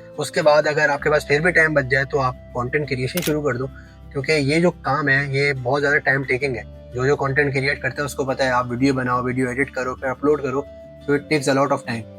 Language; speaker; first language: Urdu; native; Urdu